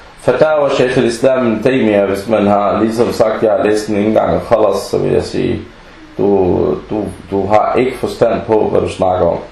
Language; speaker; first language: Danish; early bilingual, other home language; Arabic